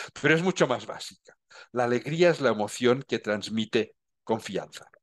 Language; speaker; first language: Spanish; non-native, local second language; Catalan